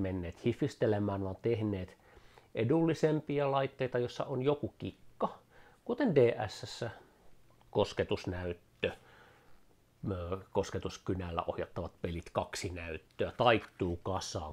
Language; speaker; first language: Finnish; native; Finnish